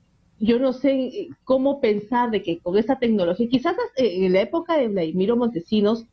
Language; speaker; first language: Spanish; native; Spanish